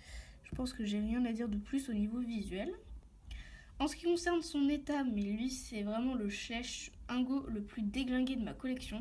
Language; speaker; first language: French; native; French